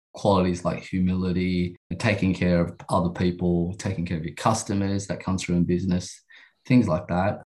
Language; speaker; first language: English; native; English